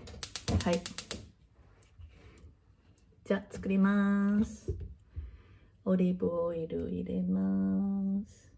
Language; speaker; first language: Japanese; non-native, learner; Chinese